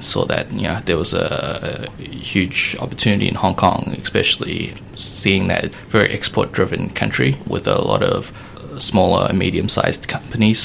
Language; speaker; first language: English; native; English